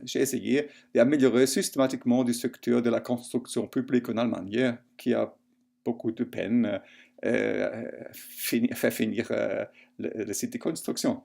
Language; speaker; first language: French; non-native, fluent; German